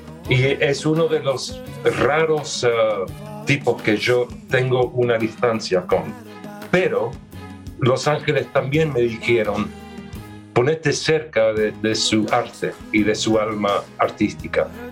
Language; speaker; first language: Spanish; early bilingual, other home language; English